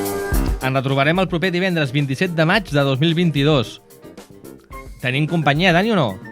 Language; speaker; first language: Catalan; native; Catalan